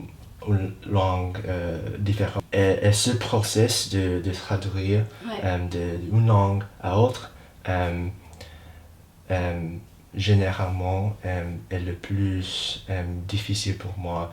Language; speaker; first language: French; non-native, learner; English